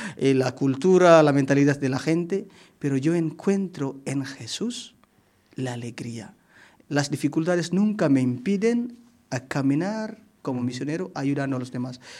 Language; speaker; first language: Spanish; non-native, fluent; Indonesian